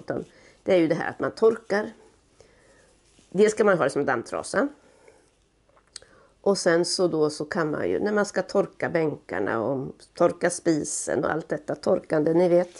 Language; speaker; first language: Swedish; native; Swedish